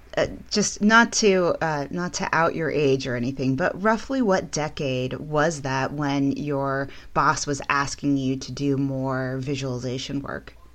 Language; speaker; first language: English; native; English